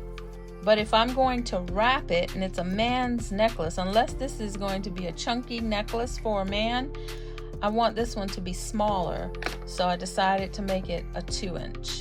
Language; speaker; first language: English; native; English